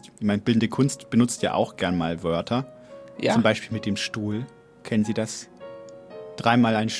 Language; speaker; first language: German; native; German